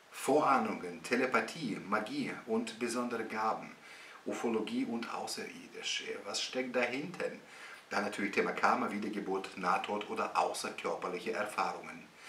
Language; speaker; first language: German; non-native, fluent; Russian